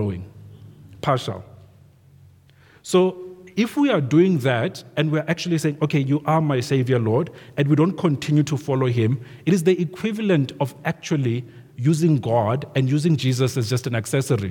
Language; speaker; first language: English; non-native, local second language; Venda